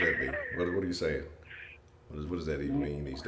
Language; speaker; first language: English; native; English